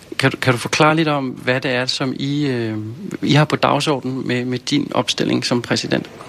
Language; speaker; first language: Danish; native; Danish